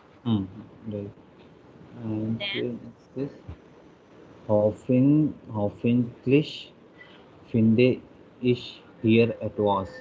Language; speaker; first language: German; non-native, learner; Hindi